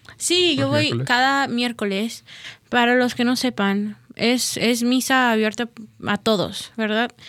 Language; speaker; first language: Spanish; early bilingual, heritage; Spanish